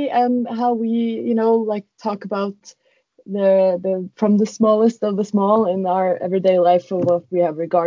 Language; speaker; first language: English; non-native, fluent; Norwegian